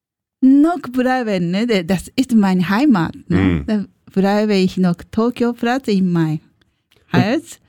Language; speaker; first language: German; non-native, learner; Japanese